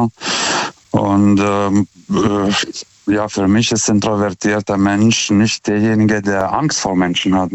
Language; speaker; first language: German; non-native, fluent; Lithuanian